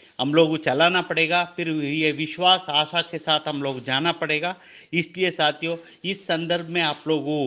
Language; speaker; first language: Hindi; non-native, local second language; Kannada